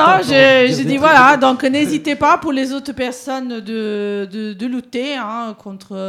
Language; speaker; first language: French; native; French